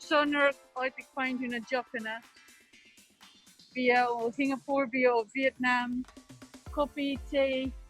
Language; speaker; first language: Irish; non-native, local second language; English